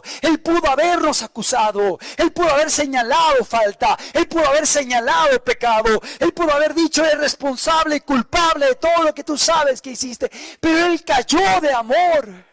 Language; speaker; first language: Spanish; native; Spanish